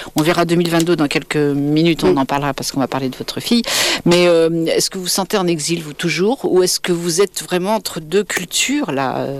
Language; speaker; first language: French; native; French